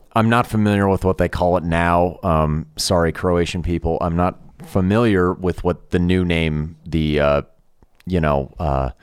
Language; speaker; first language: English; early bilingual, other home language; Italian